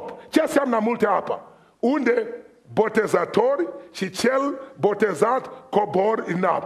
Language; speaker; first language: Romanian; non-native, fluent; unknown